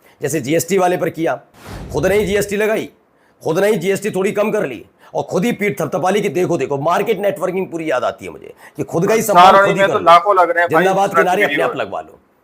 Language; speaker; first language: Hindi; native; Hindi